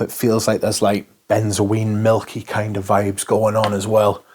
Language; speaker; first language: English; native; English